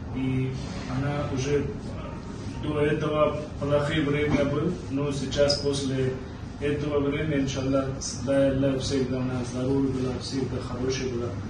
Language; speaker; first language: Russian; non-native, learner; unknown